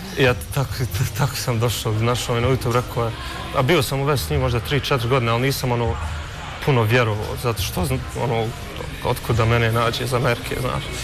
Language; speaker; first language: Bosnian; early bilingual, heritage; Bosnian